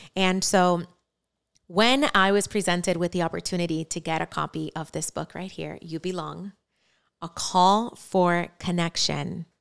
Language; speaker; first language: English; early bilingual, other home language; Spanish